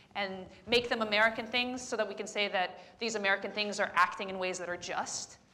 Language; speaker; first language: English; native; English